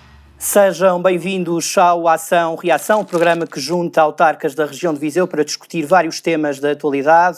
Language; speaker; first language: Portuguese; native; Portuguese